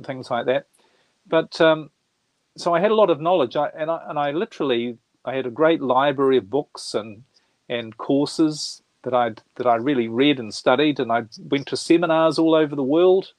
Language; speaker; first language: English; native; English